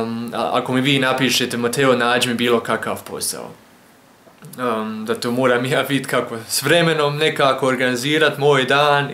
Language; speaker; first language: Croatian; early bilingual, heritage; Croatian